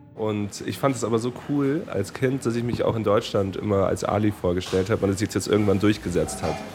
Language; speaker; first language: German; native; German